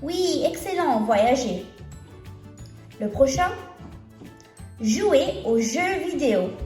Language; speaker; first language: French; non-native, fluent; English